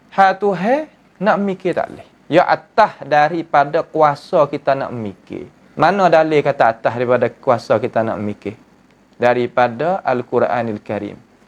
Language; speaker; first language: Malay; native; Malay